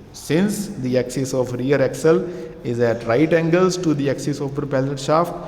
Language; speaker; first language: English; non-native, local second language; Punjabi